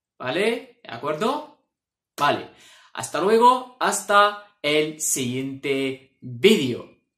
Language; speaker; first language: Spanish; non-native, fluent; Arabic